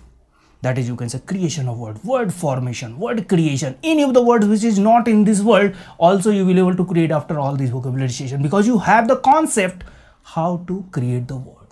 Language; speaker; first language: English; non-native, local second language; Hindi